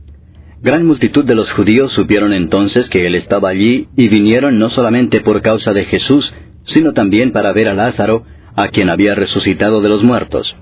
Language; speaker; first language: Spanish; native; Spanish